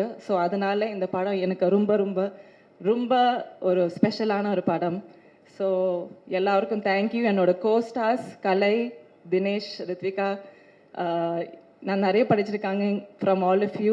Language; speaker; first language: Tamil; non-native, learner; Malayalam